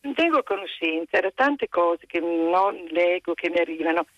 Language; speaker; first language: Italian; native; Italian